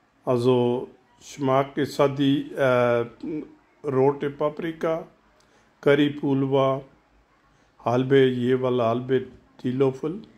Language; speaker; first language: German; non-native, learner; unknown